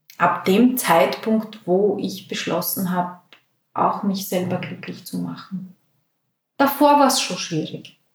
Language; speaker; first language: German; native; German